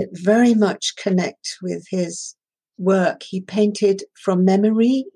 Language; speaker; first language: English; non-native, local second language; Persian